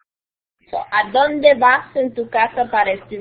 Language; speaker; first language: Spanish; non-native, fluent; English